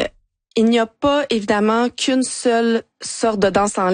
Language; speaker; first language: French; native; French